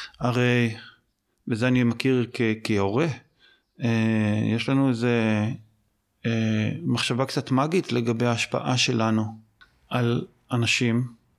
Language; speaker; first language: Hebrew; native; Hebrew